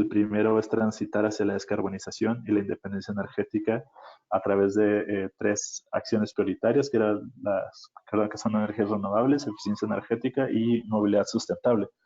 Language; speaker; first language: Spanish; native; Spanish